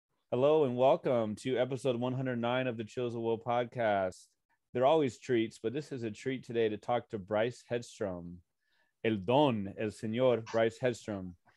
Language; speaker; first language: English; native; English